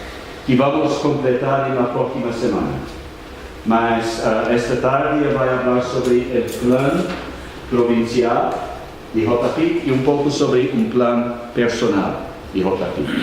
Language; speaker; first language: Spanish; non-native, fluent; Portuguese